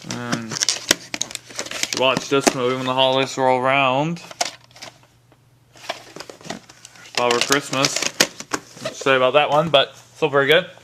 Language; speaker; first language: English; native; English